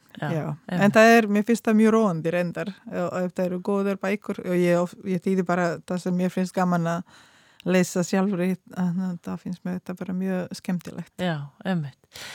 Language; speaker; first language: Icelandic; non-native, fluent; Croatian